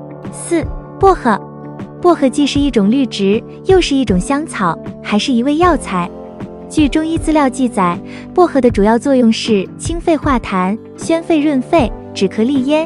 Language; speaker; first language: Chinese; native; Chinese